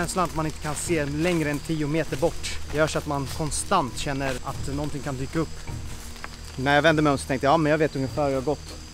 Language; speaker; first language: Swedish; native; Swedish